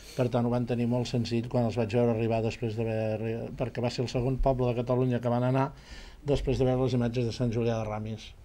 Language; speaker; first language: Catalan; native; Catalan